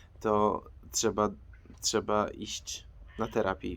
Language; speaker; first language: Polish; non-native, fluent; Persian